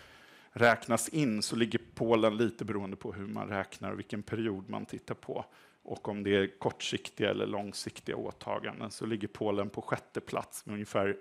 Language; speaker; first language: Swedish; native; Swedish